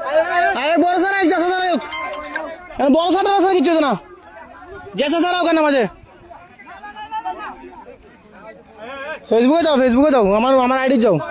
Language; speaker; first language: Hindi; non-native, learner; Bangla